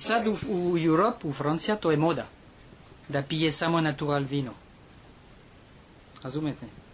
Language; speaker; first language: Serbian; non-native, learner; French